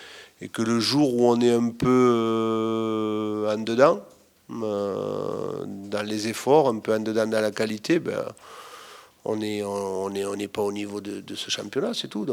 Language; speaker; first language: French; native; French